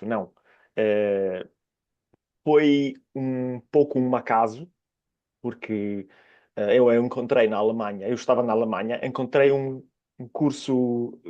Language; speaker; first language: Portuguese; non-native, fluent; Italian